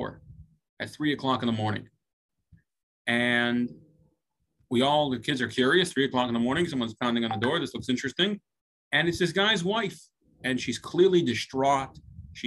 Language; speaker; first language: English; native; English